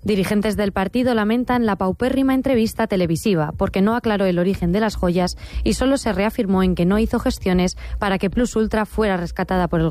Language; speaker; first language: Spanish; native; Spanish